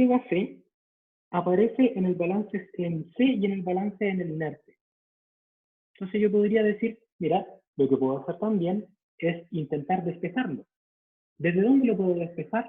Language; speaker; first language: Spanish; native; Spanish